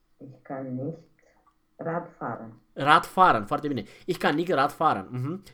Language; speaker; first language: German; non-native, fluent; Romanian